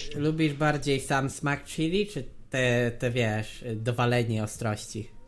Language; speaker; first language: Polish; native; Polish